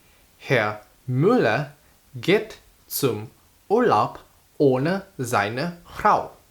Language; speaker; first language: German; non-native, fluent; Indonesian